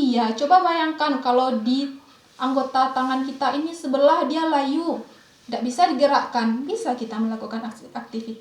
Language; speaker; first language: Indonesian; native; Indonesian